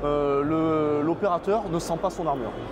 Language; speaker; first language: French; native; French